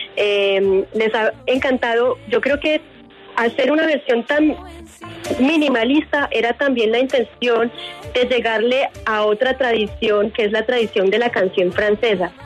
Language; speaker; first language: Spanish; early bilingual, heritage; French